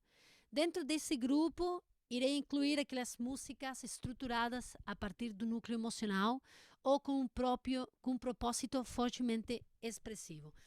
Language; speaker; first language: Portuguese; non-native, learner; Spanish